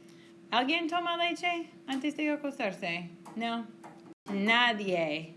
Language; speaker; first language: Spanish; non-native, fluent; English